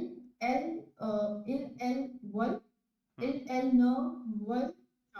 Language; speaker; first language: French; non-native, learner; Hindi